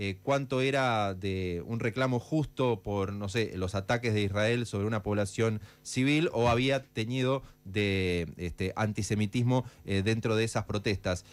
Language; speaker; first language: Spanish; native; Spanish